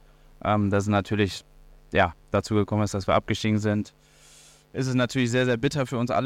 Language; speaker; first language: German; native; German